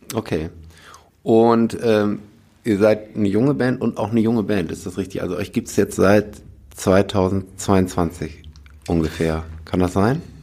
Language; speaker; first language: German; native; German